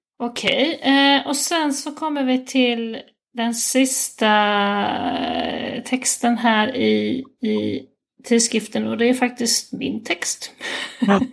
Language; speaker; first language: Swedish; native; Swedish